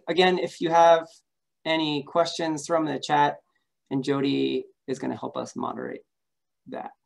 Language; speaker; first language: English; native; English